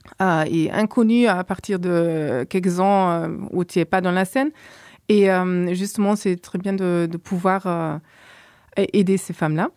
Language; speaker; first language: French; non-native, fluent; German